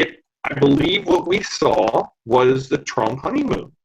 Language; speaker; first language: English; native; English